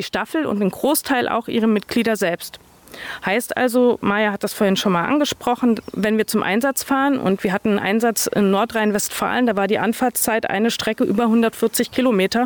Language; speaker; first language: German; native; German